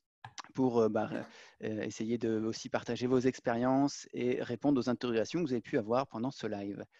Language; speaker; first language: French; native; French